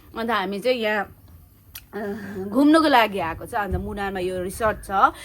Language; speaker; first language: Nepali; native; Nepali